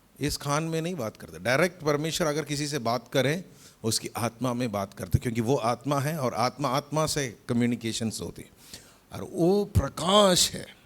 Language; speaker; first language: Hindi; non-native, local second language; Malayalam